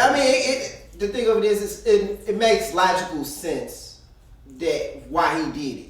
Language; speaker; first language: English; native; English